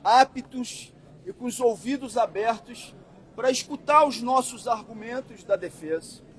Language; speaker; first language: Portuguese; native; Portuguese